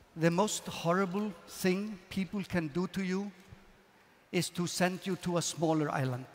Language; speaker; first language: English; non-native, fluent; Icelandic